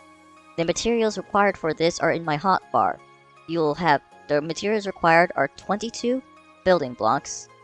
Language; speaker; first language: English; native; English